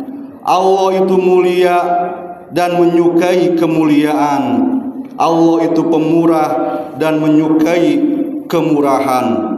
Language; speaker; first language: Indonesian; native; Indonesian